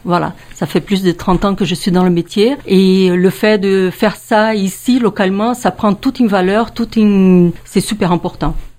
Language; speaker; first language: French; non-native, fluent; Portuguese